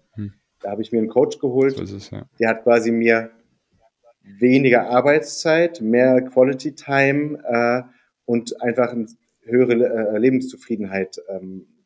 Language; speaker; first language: German; native; German